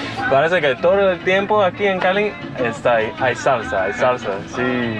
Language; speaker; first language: Spanish; non-native, learner; English